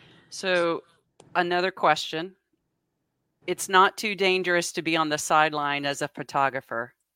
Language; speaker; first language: English; native; English